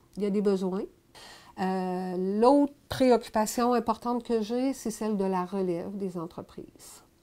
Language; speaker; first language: French; native; French